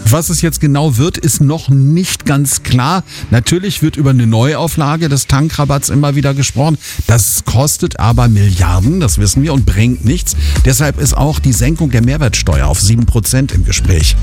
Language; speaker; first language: German; native; German